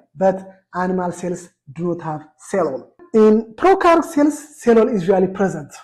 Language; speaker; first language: English; non-native, local second language; Amharic